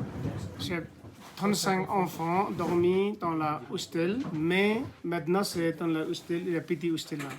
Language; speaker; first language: French; non-native, learner; Nepali